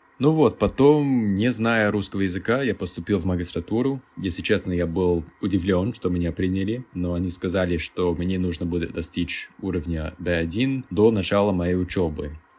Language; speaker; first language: Russian; non-native, fluent; English